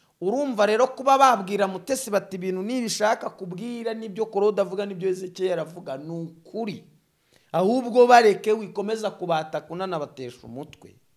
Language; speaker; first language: Kinyarwanda; native; Kinyarwanda